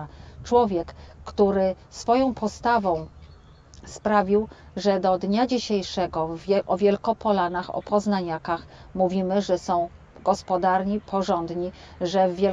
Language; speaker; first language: Polish; native; Polish